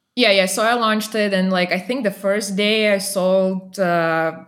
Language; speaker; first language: English; non-native, fluent; Russian